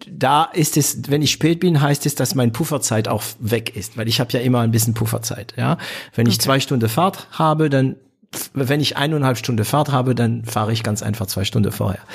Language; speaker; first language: German; non-native, fluent; French